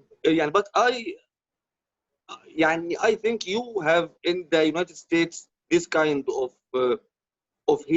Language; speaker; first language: English; non-native, learner; Arabic